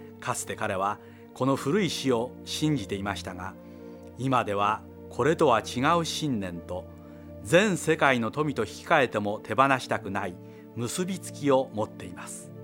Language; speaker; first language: Japanese; native; Japanese